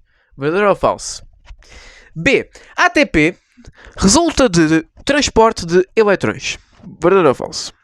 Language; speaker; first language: Portuguese; native; Portuguese